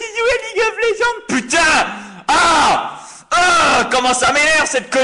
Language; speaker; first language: French; native; French